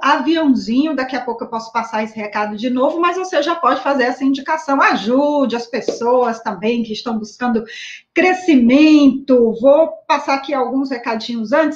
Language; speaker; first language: Portuguese; native; Portuguese